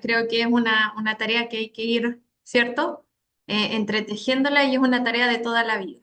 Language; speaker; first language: Spanish; native; Spanish